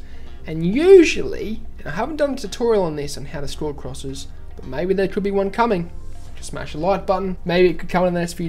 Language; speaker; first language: English; native; English